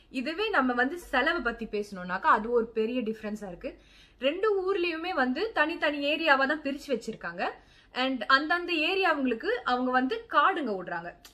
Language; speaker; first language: Tamil; early bilingual, heritage; Tamil